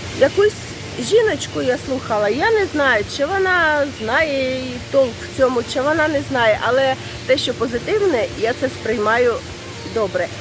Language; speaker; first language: Ukrainian; non-native, local second language; Russian